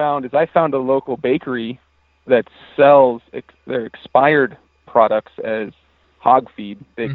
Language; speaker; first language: English; native; English